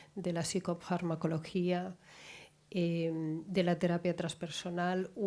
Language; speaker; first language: Spanish; non-native, local second language; Catalan